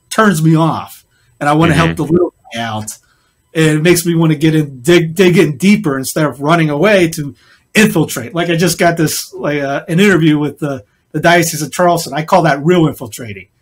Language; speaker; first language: English; native; English